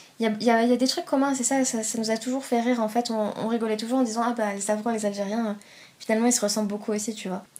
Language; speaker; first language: French; early bilingual, other home language; Persian